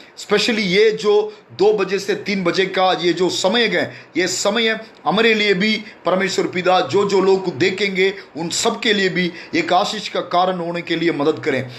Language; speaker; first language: Hindi; non-native, local second language; Tamil